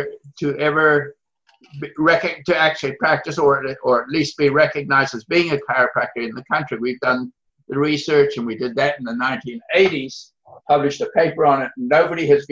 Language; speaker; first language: English; native; English